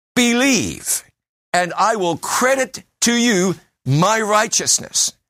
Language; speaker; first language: English; native; English